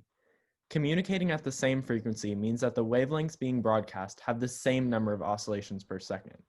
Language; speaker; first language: English; native; English